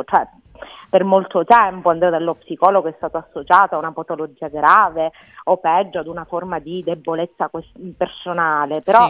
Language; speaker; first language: Italian; native; Italian